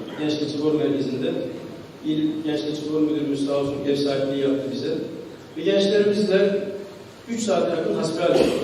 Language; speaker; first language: Turkish; early bilingual, heritage; Turkish